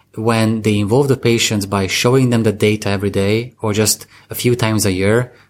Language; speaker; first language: English; non-native, fluent; Hungarian